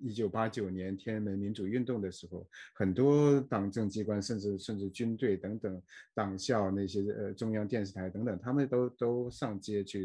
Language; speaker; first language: Chinese; native; Chinese